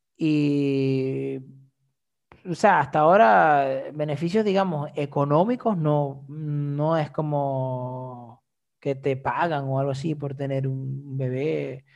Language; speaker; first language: Spanish; native; Spanish